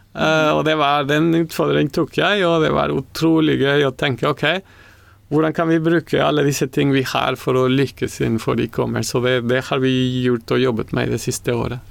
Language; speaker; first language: Norwegian; non-native, fluent; Spanish